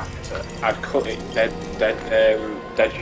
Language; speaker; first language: English; native; English